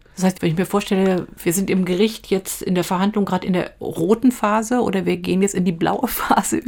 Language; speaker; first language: German; native; German